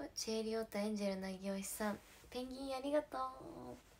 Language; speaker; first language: Japanese; native; Japanese